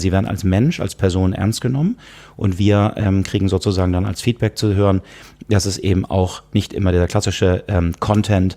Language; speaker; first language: German; native; German